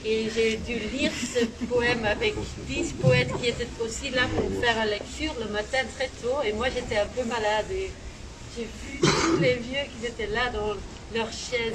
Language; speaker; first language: French; non-native, fluent; Dutch